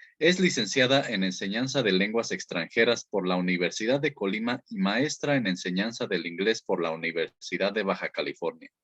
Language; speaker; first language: Spanish; native; Spanish